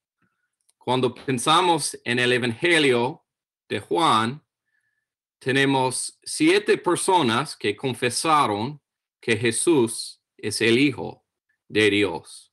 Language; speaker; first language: Spanish; non-native, learner; English